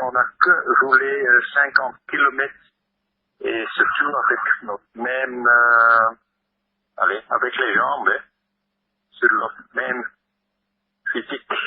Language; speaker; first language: French; non-native, local second language; Dutch